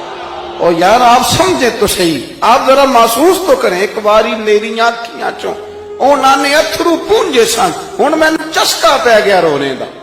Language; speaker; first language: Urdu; non-native, local second language; Punjabi